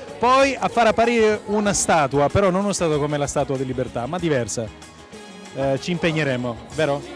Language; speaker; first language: Italian; non-native, fluent; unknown